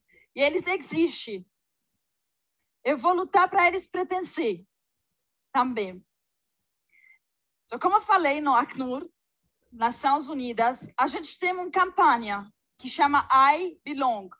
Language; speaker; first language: Portuguese; non-native, fluent; Arabic